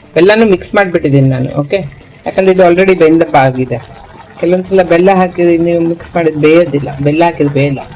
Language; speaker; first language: Kannada; non-native, local second language; Konkani